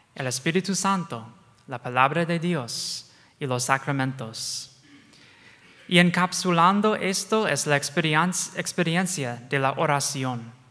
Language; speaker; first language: Spanish; non-native, fluent; English